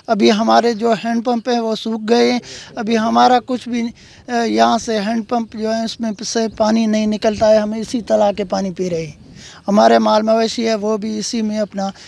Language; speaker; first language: Urdu; non-native, local second language; Sindhi